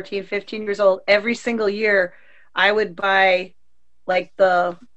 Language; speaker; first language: English; native; English